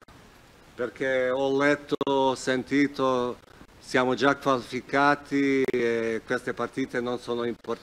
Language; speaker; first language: Italian; non-native, fluent; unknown